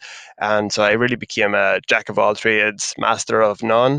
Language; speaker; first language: English; native; English